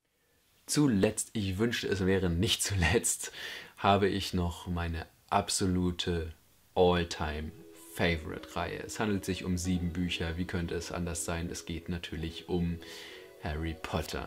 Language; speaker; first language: German; native; German